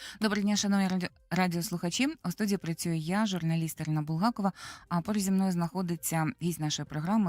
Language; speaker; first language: Ukrainian; native; Ukrainian